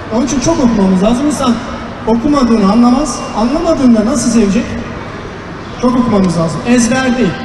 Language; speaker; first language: Turkish; early bilingual, heritage; Turkish